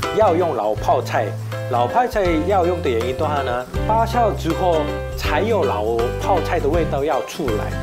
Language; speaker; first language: Chinese; non-native, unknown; Korean